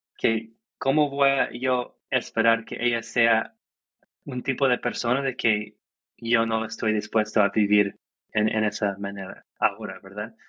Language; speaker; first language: Spanish; non-native, fluent; English